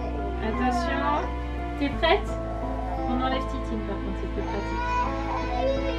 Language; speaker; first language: French; native; French